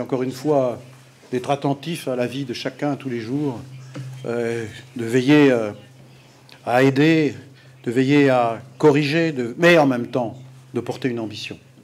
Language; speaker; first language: French; native; French